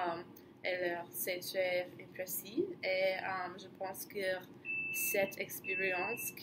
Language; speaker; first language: French; non-native, learner; English